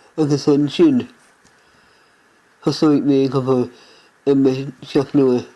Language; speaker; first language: Irish; non-native, learner; English